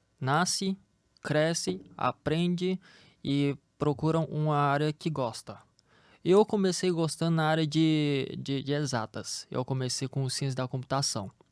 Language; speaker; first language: Portuguese; early bilingual, other home language; Chinese